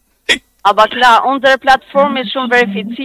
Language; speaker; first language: German; non-native, learner; Spanish